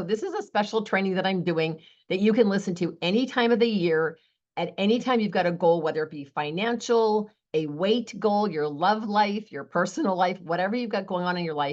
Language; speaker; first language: English; native; English